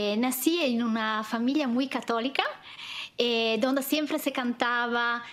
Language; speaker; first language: Spanish; non-native, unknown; Italian